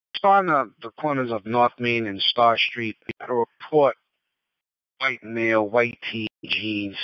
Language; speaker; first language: English; native; English